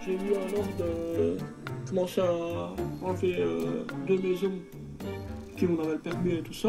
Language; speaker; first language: French; native; French